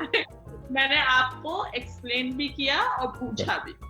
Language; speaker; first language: Hindi; non-native, local second language; Marathi